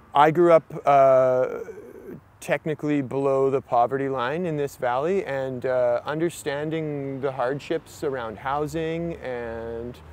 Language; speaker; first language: English; native; English